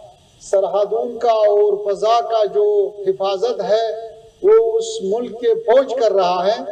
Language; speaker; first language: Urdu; non-native, fluent; Pashto